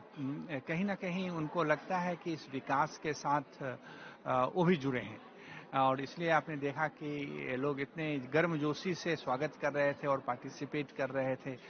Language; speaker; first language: Hindi; native; Hindi